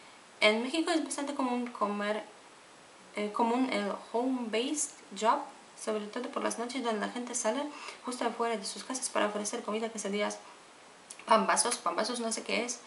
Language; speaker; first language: Spanish; non-native, fluent; Polish